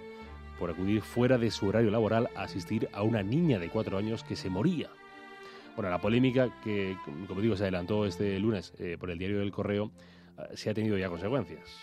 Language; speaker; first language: Spanish; native; Spanish